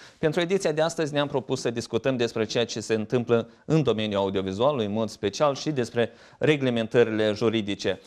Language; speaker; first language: Romanian; native; Romanian